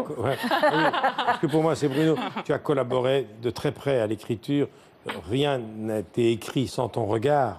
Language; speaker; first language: French; native; French